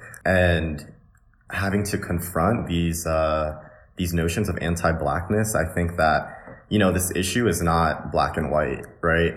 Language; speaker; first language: English; native; English